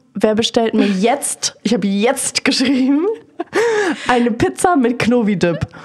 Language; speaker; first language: German; native; German